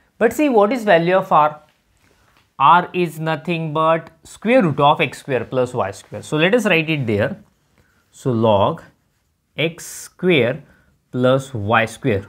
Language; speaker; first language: English; non-native, local second language; Marathi